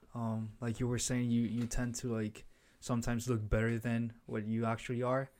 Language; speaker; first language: English; early bilingual, other home language; Spanish